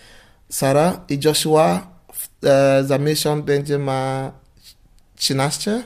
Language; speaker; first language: Polish; non-native, learner; English